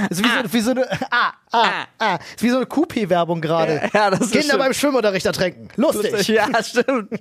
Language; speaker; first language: German; native; German